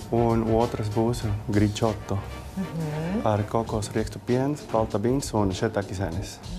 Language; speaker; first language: Latvian; non-native, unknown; Spanish